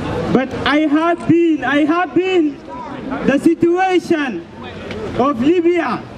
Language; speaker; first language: English; non-native, learner; Arabic